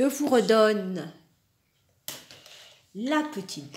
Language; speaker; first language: French; native; French